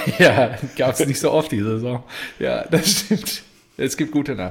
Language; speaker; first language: German; native; German